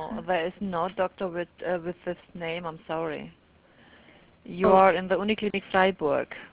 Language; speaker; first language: English; non-native, fluent; German